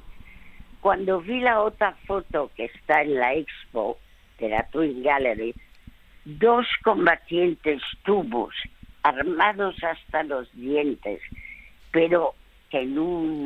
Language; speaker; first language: Spanish; early bilingual, other home language; French